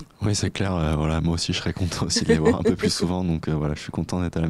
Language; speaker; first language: French; native; French